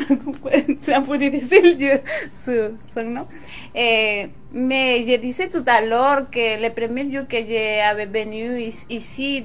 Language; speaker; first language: French; non-native, local second language; Spanish